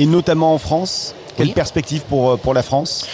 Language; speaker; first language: French; native; French